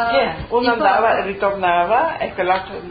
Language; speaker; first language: Italian; native; Italian